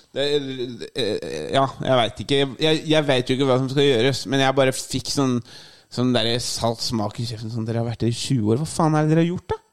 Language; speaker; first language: Norwegian; native; Norwegian